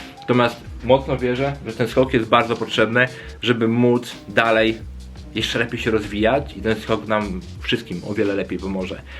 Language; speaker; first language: Polish; native; Polish